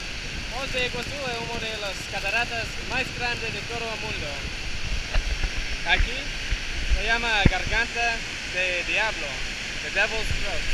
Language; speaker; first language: Spanish; non-native, learner; English